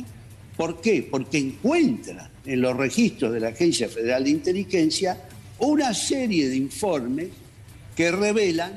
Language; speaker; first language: Spanish; native; Spanish